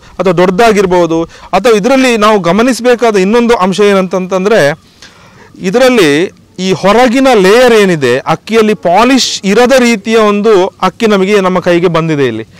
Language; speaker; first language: Kannada; non-native, local second language; Tulu